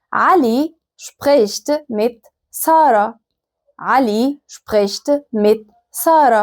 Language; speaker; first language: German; non-native, fluent; Arabic